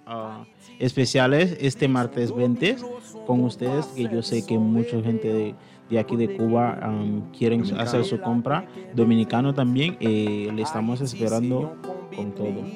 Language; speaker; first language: Spanish; non-native, fluent; Haitian Creole